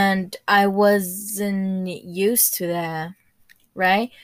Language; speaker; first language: English; early bilingual, other home language; Spanish